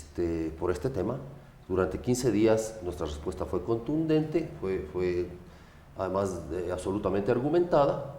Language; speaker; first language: Spanish; native; Spanish